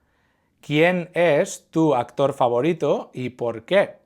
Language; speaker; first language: Spanish; non-native, fluent; English